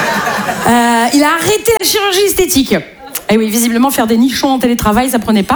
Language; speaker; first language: French; native; French